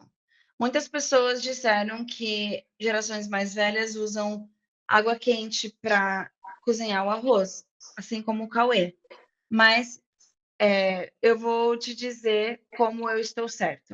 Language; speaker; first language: Portuguese; non-native, fluent; English